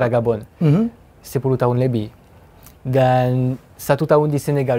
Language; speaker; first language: Indonesian; non-native, fluent; French